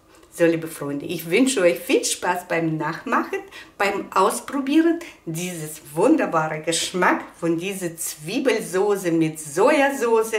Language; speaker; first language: German; non-native, fluent; Russian